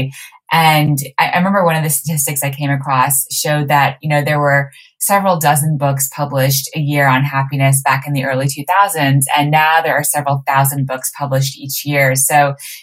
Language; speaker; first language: English; native; English